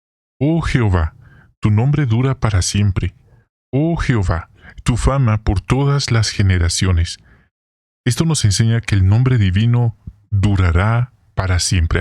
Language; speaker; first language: Spanish; native; Spanish